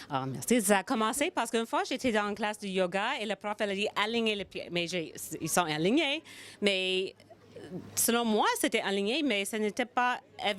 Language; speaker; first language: French; non-native, fluent; English